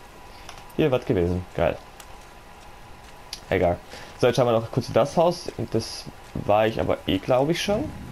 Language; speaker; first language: German; native; German